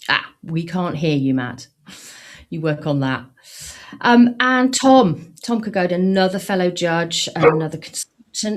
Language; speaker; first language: English; native; English